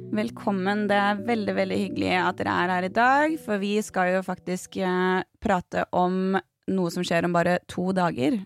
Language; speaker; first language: Norwegian; native; Norwegian